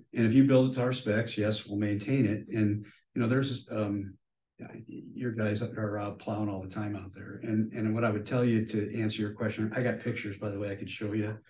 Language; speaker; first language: English; native; English